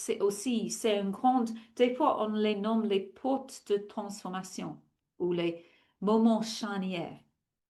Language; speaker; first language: French; non-native, fluent; English